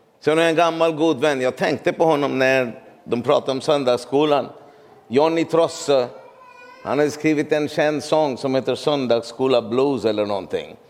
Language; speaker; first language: Swedish; non-native, fluent; Urdu